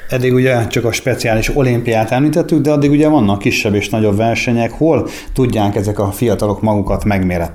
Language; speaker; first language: Hungarian; native; Hungarian